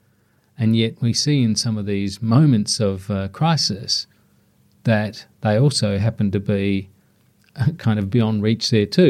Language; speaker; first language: English; native; English